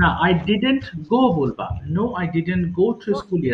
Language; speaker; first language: English; non-native, fluent; Bangla